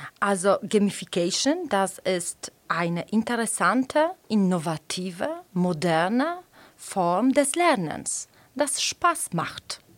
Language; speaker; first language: German; non-native, fluent; Polish